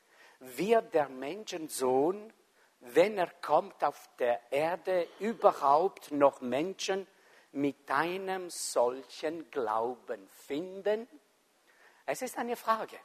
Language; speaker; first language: German; non-native, fluent; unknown